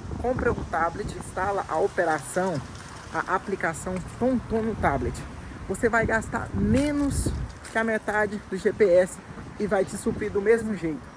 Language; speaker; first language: Portuguese; native; Portuguese